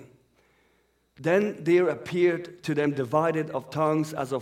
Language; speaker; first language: English; non-native, fluent; Persian